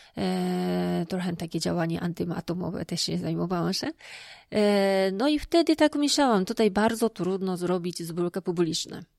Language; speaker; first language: Polish; non-native, fluent; Japanese